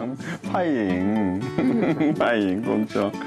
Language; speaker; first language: Chinese; non-native, fluent; Korean